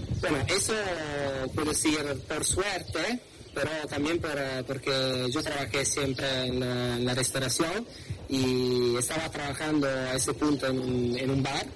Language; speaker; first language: Spanish; non-native, fluent; Italian